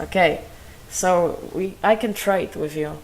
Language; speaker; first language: English; non-native, learner; Polish